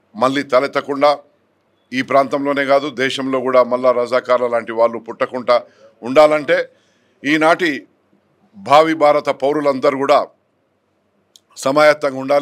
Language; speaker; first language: Telugu; native; Telugu